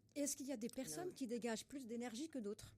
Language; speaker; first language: French; native; French